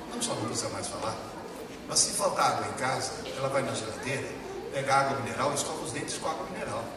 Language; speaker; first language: Portuguese; early bilingual, other home language; Italian